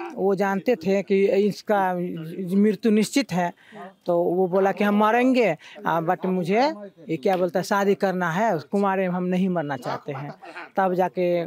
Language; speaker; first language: Hindi; native; Hindi